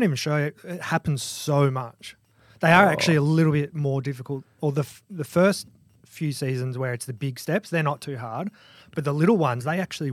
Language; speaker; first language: English; native; English